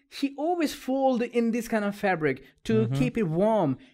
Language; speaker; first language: English; non-native, local second language; Punjabi